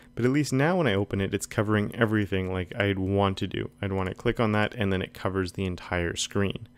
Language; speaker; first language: English; native; English